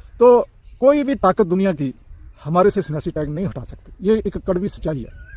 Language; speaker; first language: Hindi; non-native, local second language; Punjabi